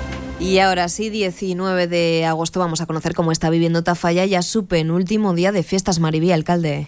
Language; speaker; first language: Spanish; native; Spanish